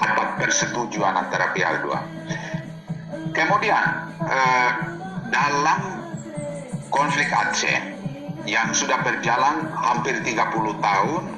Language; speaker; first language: Indonesian; non-native, fluent; Finnish